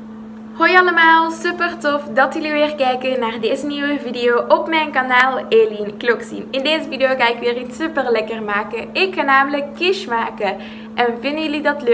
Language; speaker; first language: Dutch; native; Dutch